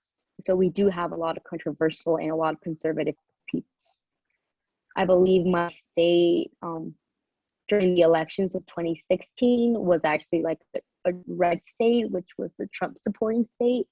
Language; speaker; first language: English; early bilingual, other home language; Spanish